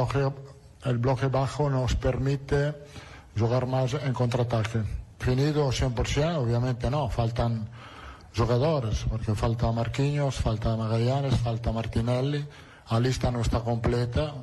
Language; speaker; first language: Portuguese; non-native, learner; Italian